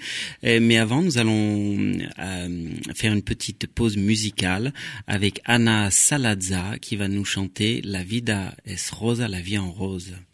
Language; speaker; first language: French; native; French